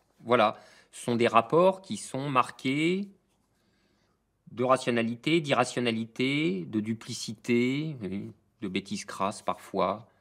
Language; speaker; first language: French; native; French